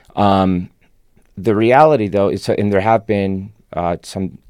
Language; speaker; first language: English; non-native, fluent; Spanish